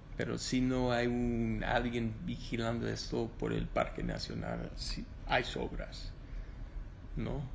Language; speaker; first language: Spanish; non-native, learner; English